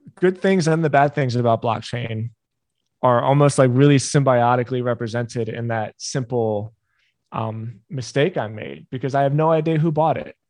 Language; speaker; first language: English; native; English